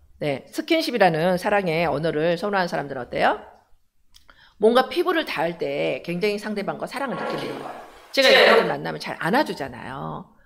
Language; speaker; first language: Korean; native; Korean